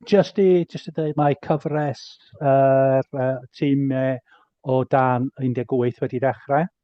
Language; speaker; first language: Welsh; native; Welsh